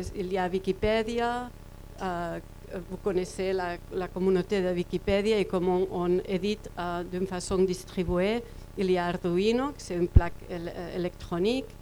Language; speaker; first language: French; non-native, fluent; Spanish